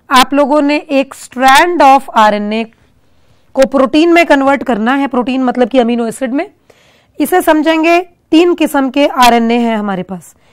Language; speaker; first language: Hindi; non-native, local second language; Punjabi